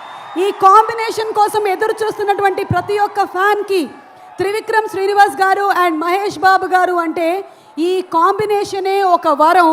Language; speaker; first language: Telugu; native; Telugu